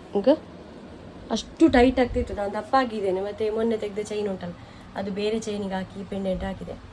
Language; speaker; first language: Kannada; non-native, local second language; Tulu